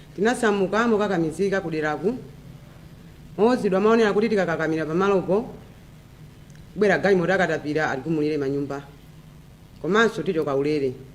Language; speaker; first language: Nyanja; native; Nyanja